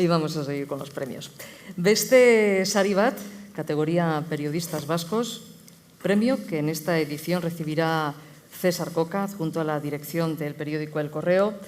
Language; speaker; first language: Spanish; native; Spanish